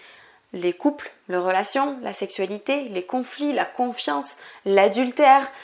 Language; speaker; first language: French; native; French